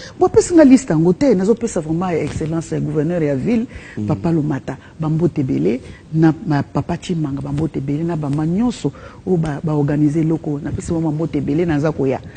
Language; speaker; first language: Lingala; native; Lingala